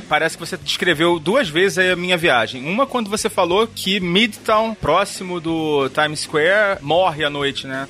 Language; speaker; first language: Portuguese; native; Portuguese